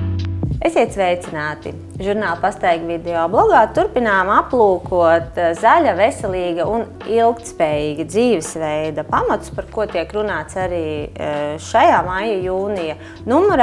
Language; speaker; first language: Latvian; native; Latvian